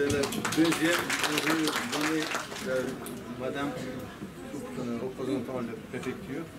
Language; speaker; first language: French; non-native, fluent; Chechen